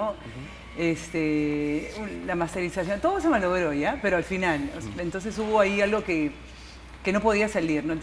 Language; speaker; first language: Spanish; native; Spanish